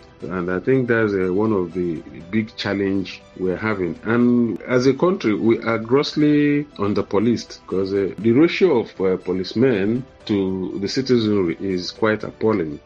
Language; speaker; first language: English; non-native, local second language; Igbo